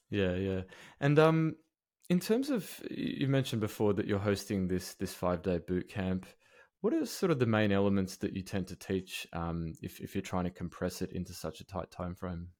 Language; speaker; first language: English; native; English